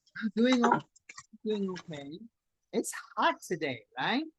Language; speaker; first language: English; non-native, fluent; Spanish